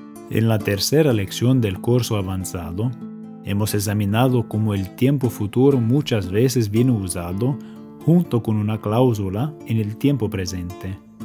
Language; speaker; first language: Spanish; non-native, fluent; English